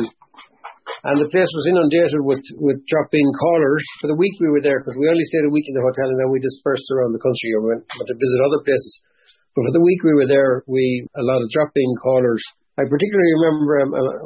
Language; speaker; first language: English; native; English